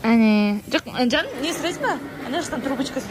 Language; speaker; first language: Kazakh; native; Kazakh